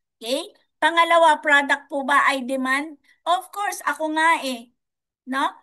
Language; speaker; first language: Filipino; non-native, local second language; Iloko